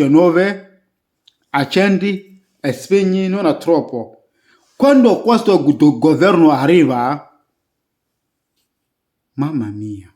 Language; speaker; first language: Italian; non-native, learner; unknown